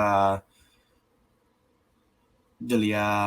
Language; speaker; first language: Russian; non-native, learner; English